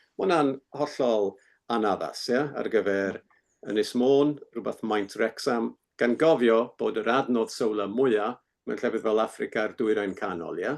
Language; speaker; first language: Welsh; native; Welsh